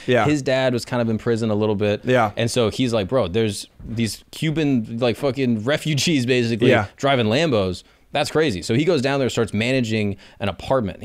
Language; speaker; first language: English; native; English